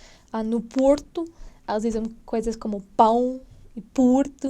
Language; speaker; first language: Portuguese; non-native, fluent; English